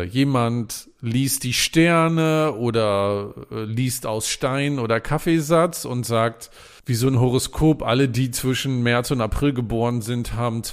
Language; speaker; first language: German; native; German